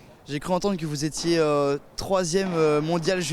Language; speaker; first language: French; native; French